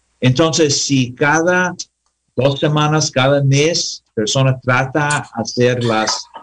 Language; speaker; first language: Spanish; non-native, learner; English